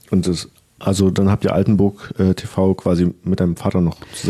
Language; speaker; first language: German; native; German